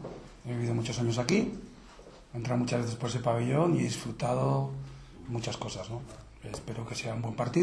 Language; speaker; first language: Spanish; native; Spanish